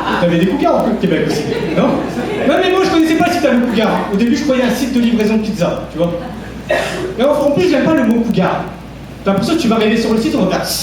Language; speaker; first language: French; early bilingual, other home language; Vietnamese